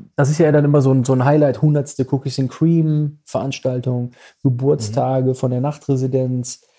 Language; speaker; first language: German; native; German